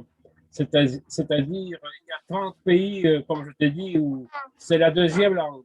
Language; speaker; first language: French; non-native, fluent; Russian